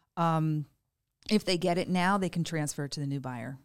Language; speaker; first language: English; native; English